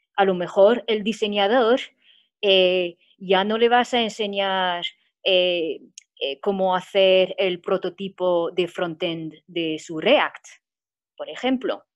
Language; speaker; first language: Spanish; non-native, fluent; French